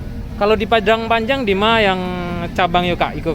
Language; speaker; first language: Indonesian; native; Indonesian